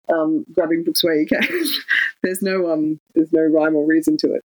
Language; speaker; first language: English; native; English